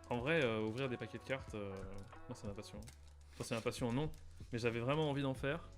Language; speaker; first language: French; native; French